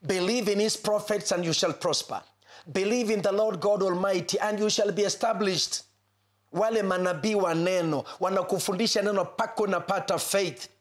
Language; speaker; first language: English; non-native, local second language; Swahili